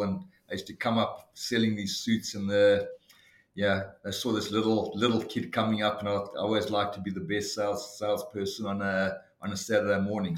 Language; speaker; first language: English; native; English